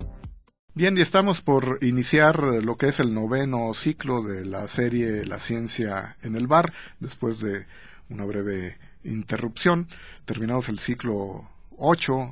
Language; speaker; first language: Spanish; native; Spanish